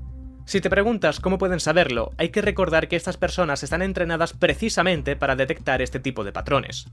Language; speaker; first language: Spanish; native; Spanish